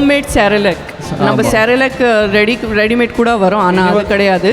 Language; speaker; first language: Tamil; non-native, local second language; Gujarati